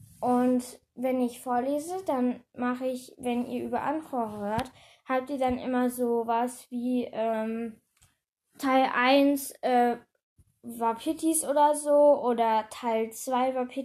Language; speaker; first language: German; native; German